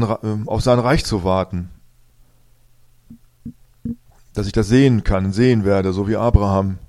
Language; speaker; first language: German; native; German